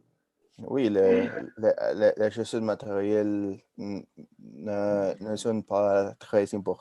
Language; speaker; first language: French; non-native, learner; Spanish